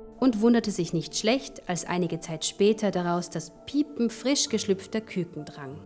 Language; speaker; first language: German; native; German